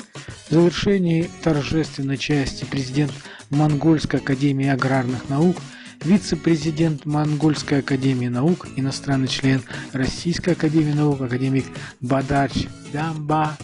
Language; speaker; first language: Russian; native; Russian